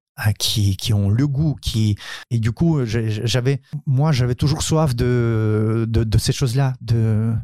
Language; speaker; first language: French; non-native, fluent; Ukrainian